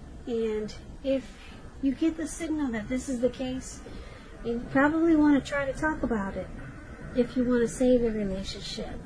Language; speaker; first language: English; native; English